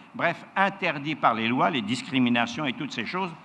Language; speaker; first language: French; native; French